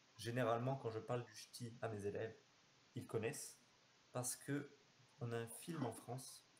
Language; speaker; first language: French; native; French